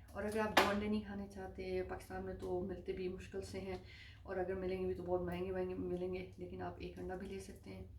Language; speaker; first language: Urdu; non-native, local second language; Punjabi